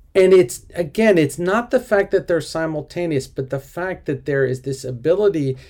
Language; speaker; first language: English; native; English